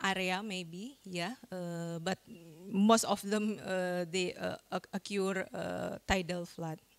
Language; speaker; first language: English; non-native, fluent; Indonesian